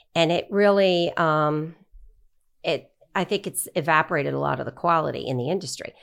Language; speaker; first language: English; native; English